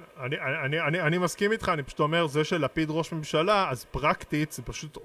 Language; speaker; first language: Hebrew; native; Hebrew